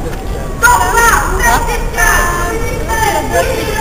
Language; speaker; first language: Swedish; non-native, fluent; Azerbaijani